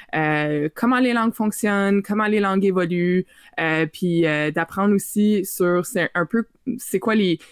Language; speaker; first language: French; native; French